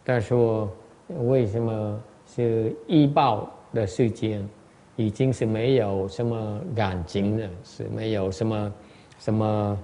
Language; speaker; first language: Chinese; non-native, learner; Vietnamese